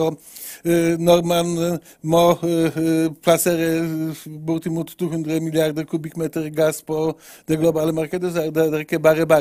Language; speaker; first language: Norwegian; non-native, fluent; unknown